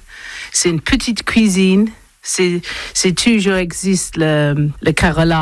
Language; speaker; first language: French; non-native, learner; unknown